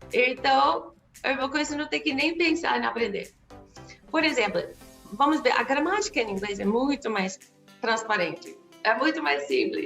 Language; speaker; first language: Portuguese; non-native, fluent; English